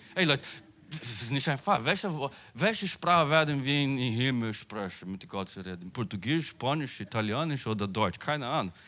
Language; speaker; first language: German; non-native, learner; Portuguese